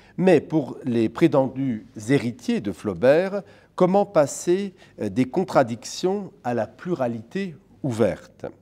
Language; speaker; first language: French; native; French